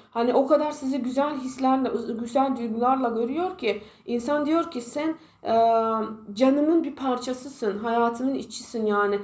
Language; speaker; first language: Turkish; non-native, fluent; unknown